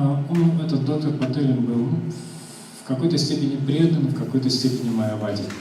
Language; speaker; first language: Russian; native; Russian